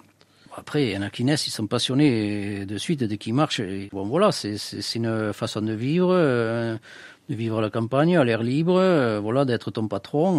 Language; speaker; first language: French; native; French